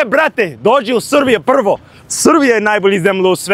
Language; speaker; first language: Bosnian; non-native, learner; English